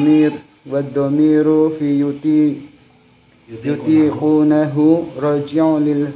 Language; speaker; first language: Arabic; non-native, fluent; Javanese